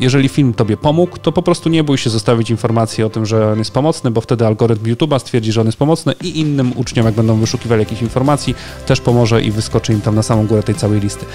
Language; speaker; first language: Polish; native; Polish